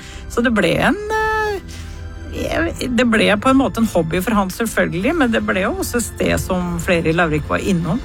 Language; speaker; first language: Norwegian; native; Norwegian